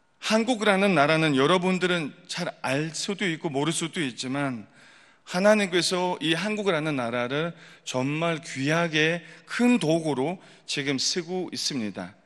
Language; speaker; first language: Korean; non-native, fluent; Mongolian